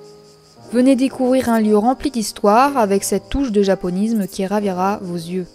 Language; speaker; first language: French; native; French